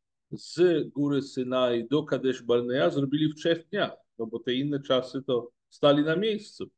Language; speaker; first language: Polish; non-native, fluent; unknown